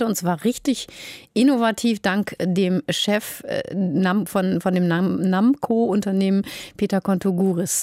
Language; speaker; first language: German; native; German